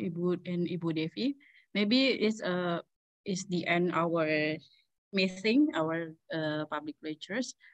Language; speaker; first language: English; non-native, learner; Indonesian